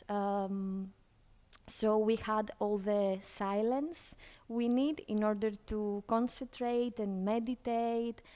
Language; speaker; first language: English; non-native, fluent; Greek